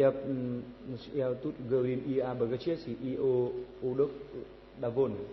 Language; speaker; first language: Russian; non-native, learner; Vietnamese